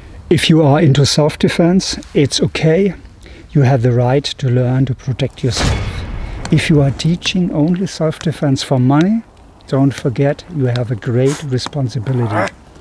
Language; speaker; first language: English; non-native, fluent; German